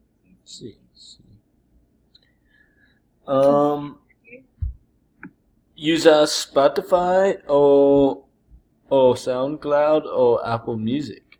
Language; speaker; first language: Spanish; non-native, learner; English